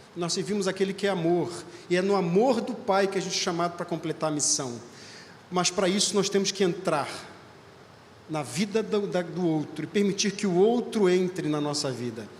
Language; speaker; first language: Portuguese; native; Portuguese